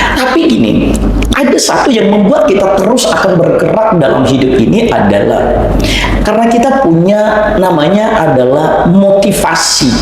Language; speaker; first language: Indonesian; non-native, local second language; Nias